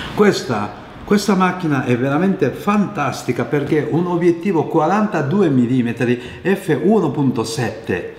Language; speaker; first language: Italian; non-native, fluent; Japanese